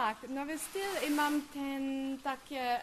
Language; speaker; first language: Polish; early bilingual, heritage; English